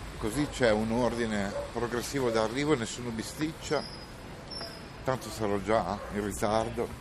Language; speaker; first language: Italian; native; Italian